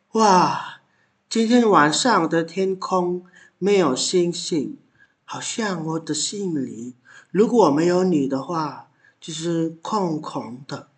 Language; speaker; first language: Chinese; non-native, fluent; Indonesian